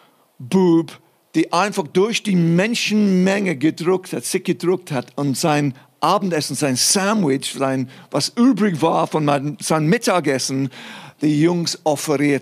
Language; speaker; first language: German; non-native, fluent; English